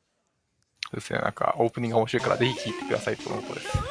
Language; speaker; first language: Japanese; native; Japanese